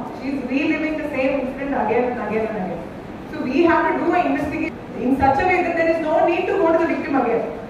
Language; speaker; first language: English; non-native, local second language; Malayalam